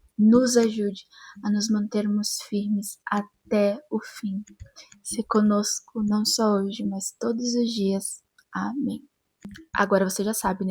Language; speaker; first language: Portuguese; native; Portuguese